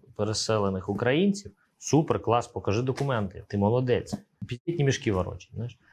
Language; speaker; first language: Ukrainian; early bilingual, other home language; Russian